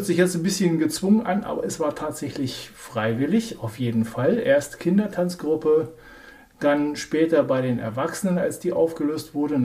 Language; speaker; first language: German; native; German